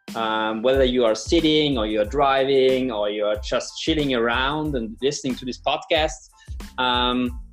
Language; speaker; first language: English; non-native, fluent; German